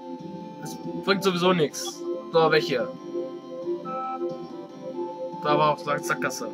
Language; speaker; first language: German; native; German